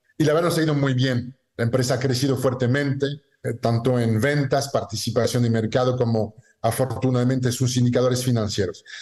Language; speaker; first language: Spanish; non-native, fluent; French